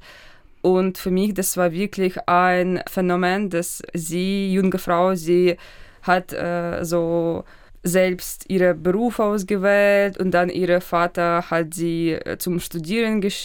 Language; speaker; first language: German; non-native, fluent; Russian